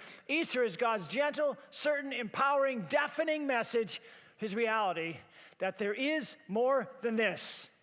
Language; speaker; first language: English; native; English